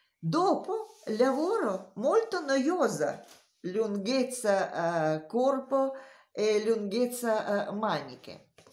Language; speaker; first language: Italian; non-native, learner; Romanian